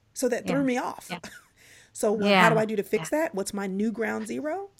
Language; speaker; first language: English; native; English